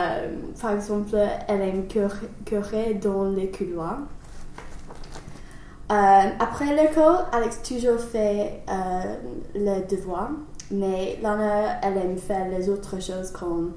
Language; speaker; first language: French; non-native, learner; English